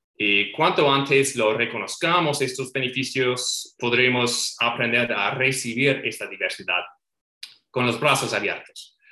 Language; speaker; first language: Spanish; non-native, fluent; English